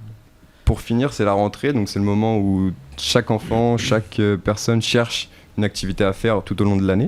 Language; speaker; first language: French; native; French